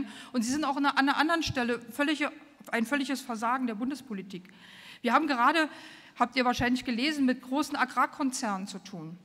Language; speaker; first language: German; native; German